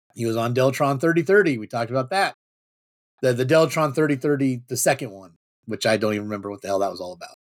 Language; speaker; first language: English; native; English